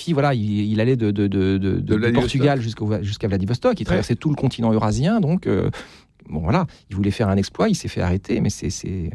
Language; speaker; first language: French; native; French